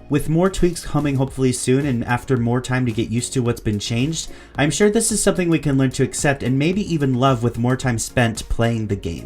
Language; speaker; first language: English; native; English